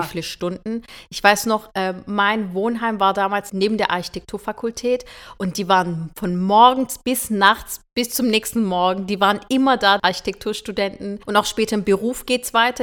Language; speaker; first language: German; early bilingual, other home language; Turkish